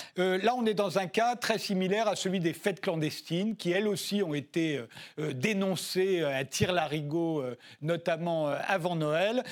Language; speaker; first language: French; native; French